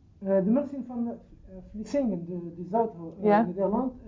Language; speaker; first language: Dutch; non-native, learner; Arabic